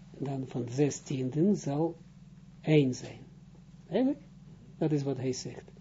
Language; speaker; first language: Dutch; non-native, fluent; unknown